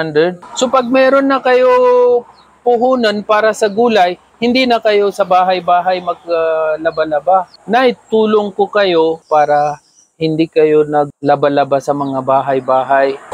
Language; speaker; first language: Filipino; non-native, learner; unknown